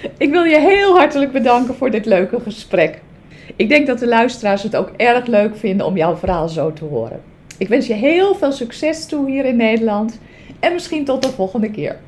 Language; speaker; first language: Dutch; native; Dutch